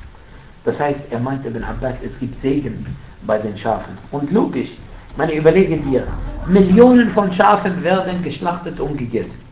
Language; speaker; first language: German; non-native, fluent; Arabic